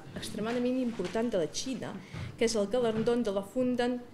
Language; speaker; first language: Catalan; native; Catalan